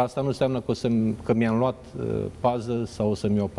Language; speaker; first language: Romanian; native; Romanian